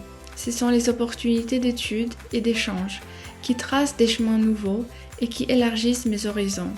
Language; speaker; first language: French; non-native, fluent; Romanian